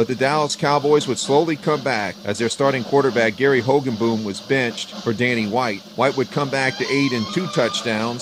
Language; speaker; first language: English; native; English